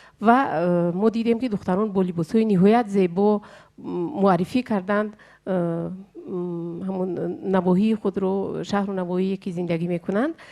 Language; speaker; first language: Tajik; native; Tajik